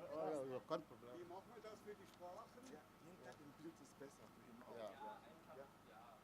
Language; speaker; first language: German; non-native, fluent; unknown